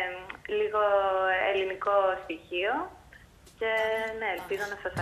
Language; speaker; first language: Greek; early bilingual, heritage; Greek